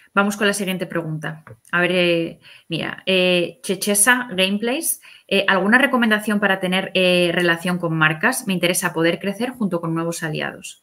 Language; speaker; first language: Spanish; native; Spanish